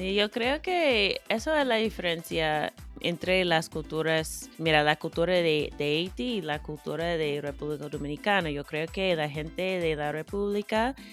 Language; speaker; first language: Spanish; non-native, fluent; English